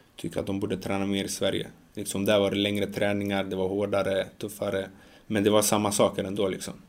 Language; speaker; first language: Swedish; early bilingual, other home language; Macedonian